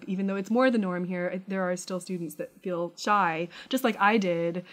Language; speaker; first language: English; native; English